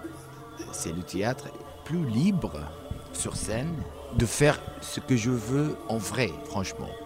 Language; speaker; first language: French; non-native, learner; Arabic